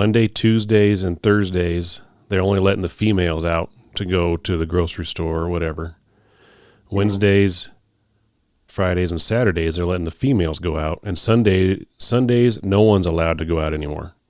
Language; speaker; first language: English; native; English